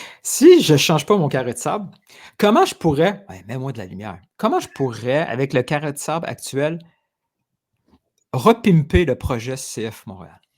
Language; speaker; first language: French; native; French